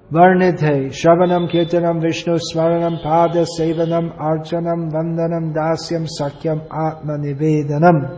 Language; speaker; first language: Hindi; non-native, fluent; English